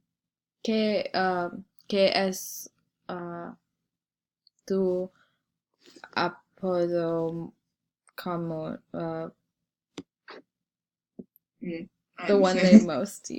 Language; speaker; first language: Spanish; non-native, learner; English